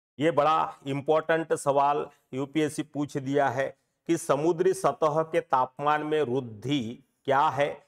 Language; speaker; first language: Hindi; non-native, local second language; Marathi